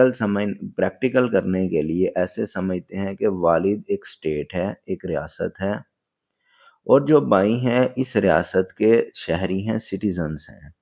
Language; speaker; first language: Urdu; native; Urdu